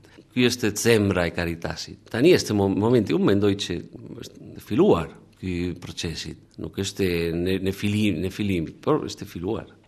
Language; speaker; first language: Albanian; non-native, learner; Spanish